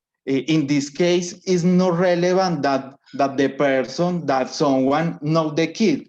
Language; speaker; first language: English; non-native, learner; Spanish